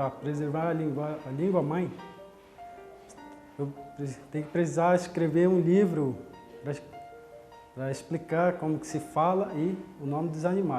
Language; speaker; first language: Portuguese; non-native, local second language; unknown